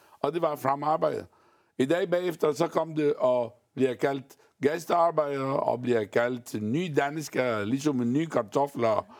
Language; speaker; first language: Danish; non-native, fluent; Arabic